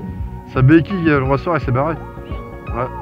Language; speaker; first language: French; native; French